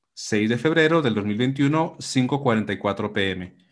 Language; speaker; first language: Spanish; native; Spanish